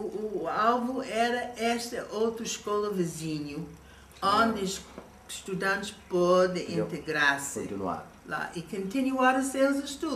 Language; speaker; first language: Portuguese; non-native, fluent; English